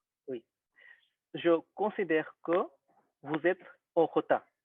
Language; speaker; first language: French; non-native, learner; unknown